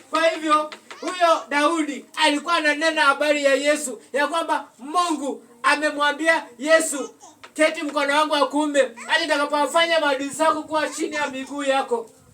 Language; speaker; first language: Swahili; non-native, local second language; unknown